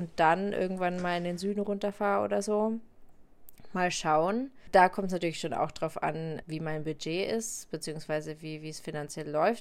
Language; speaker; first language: German; native; German